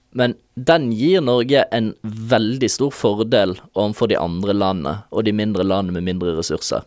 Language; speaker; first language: Norwegian; native; Norwegian